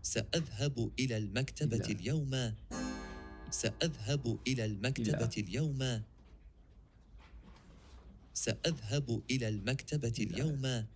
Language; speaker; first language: Arabic; non-native, learner; English